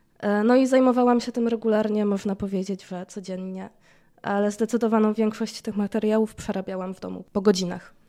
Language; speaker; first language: Polish; native; Polish